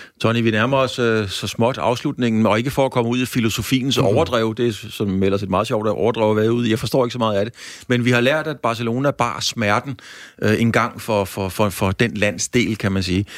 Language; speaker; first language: Danish; native; Danish